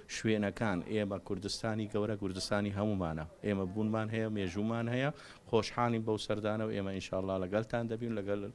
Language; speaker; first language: Central Kurdish; non-native, local second language; Assyrian Neo-Aramaic